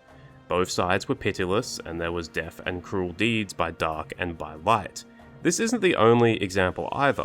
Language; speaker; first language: English; native; English